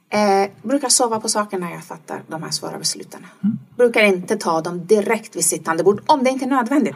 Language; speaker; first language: Swedish; non-native, fluent; Persian